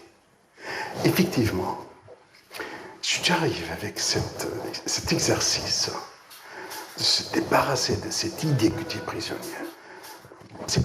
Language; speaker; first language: French; non-native, local second language; Arabic